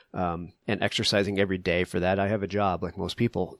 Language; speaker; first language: English; native; English